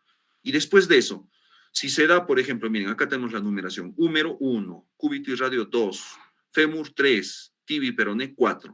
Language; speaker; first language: Spanish; native; Spanish